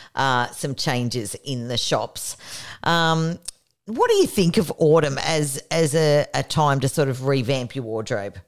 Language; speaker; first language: English; native; English